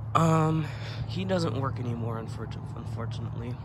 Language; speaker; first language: English; native; English